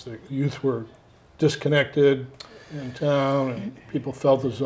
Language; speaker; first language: English; native; English